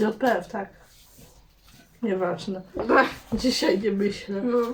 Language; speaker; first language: Polish; native; Polish